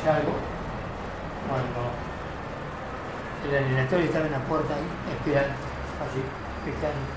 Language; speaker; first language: Italian; non-native, learner; Spanish